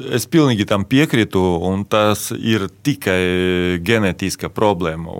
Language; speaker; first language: Latvian; non-native, local second language; Russian